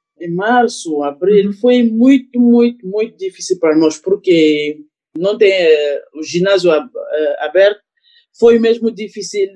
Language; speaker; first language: Portuguese; non-native, learner; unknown